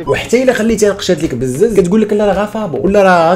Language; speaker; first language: Arabic; native; Arabic